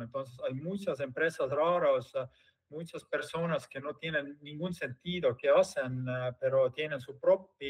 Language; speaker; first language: Spanish; non-native, fluent; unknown